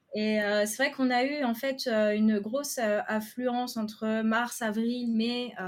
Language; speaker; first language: French; native; French